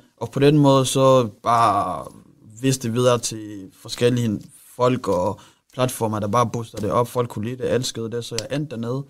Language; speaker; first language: Danish; early bilingual, other home language; Rundi